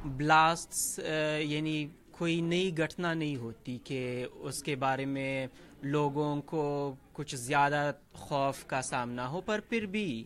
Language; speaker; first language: Urdu; non-native, fluent; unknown